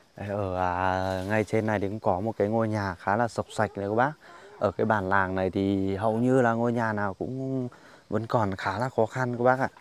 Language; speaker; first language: Vietnamese; non-native, local second language; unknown